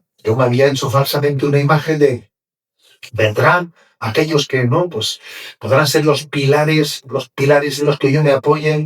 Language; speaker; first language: Spanish; native; Spanish